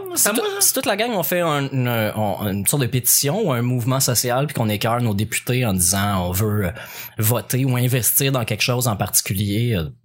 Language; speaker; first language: French; native; French